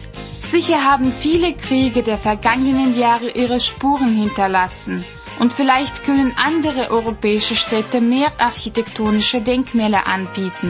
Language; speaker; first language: German; non-native, fluent; Russian